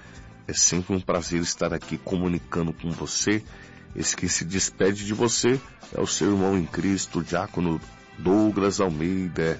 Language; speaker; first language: Portuguese; native; Portuguese